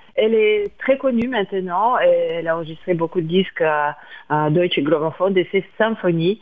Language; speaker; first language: French; non-native, fluent; Lithuanian